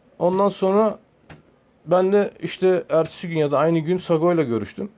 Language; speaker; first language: Turkish; early bilingual, heritage; Turkish